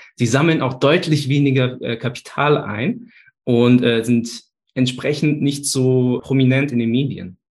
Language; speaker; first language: German; early bilingual, other home language; Turkish